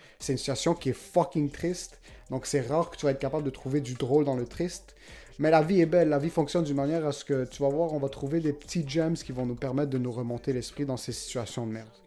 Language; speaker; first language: French; early bilingual, other home language; Arabic